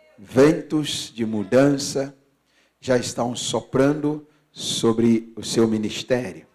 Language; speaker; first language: Portuguese; non-native, fluent; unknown